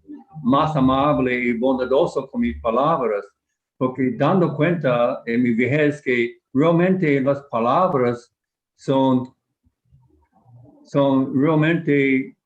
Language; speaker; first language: Spanish; non-native, fluent; English